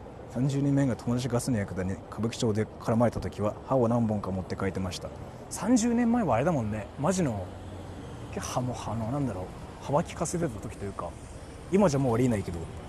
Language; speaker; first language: Japanese; native; Japanese